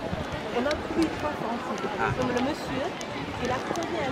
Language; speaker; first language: French; non-native, learner; Chinese